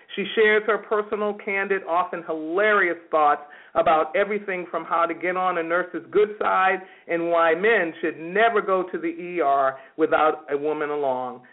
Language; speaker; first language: English; native; English